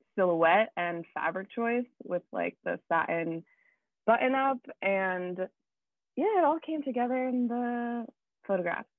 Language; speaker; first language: English; native; English